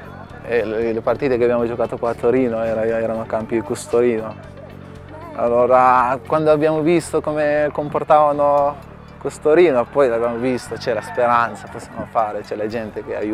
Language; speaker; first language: Italian; non-native, fluent; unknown